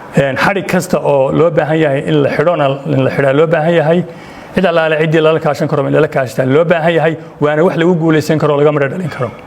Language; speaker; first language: Somali; native; Somali